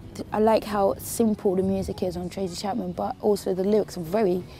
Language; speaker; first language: English; native; English